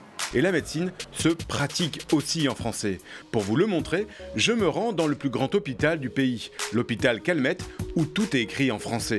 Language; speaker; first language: French; native; French